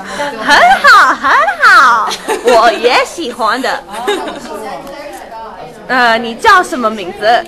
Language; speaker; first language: Chinese; non-native, learner; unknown